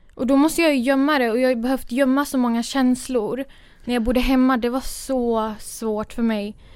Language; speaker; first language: Swedish; early bilingual, other home language; Kurdish